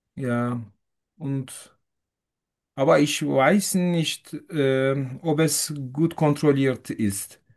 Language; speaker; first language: German; non-native, fluent; Turkish